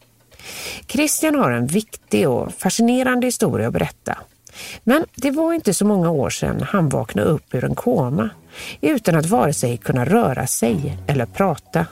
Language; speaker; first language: Swedish; native; Swedish